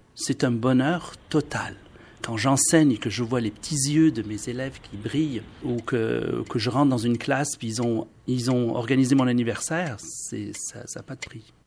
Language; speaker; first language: French; non-native, local second language; Arabic